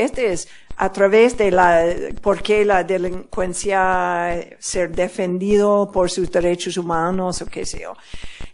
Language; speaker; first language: Spanish; non-native, fluent; English